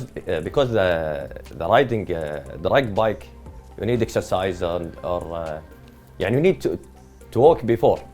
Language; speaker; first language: English; non-native, learner; Arabic